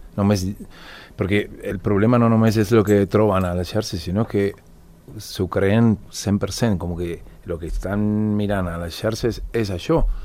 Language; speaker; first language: Catalan; non-native, fluent; Spanish